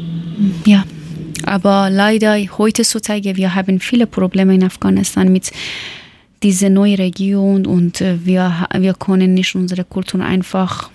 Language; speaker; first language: German; non-native, learner; Persian